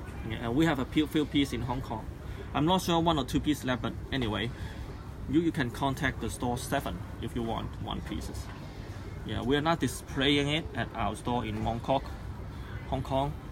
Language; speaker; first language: English; non-native, local second language; Cantonese